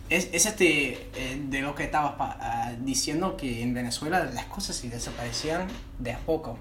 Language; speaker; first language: Spanish; non-native, fluent; English